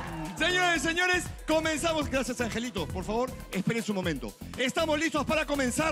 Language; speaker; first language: Spanish; native; Spanish